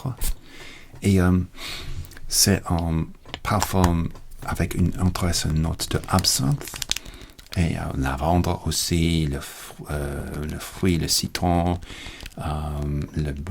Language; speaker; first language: French; non-native, learner; English